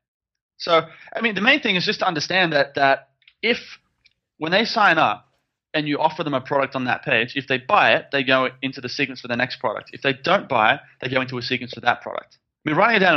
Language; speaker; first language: English; native; English